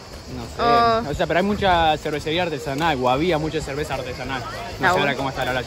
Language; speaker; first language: Spanish; native; Spanish